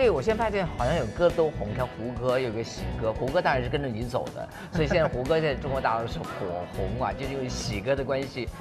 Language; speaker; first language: Chinese; native; Chinese